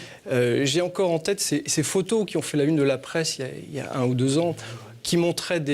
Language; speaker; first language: French; native; French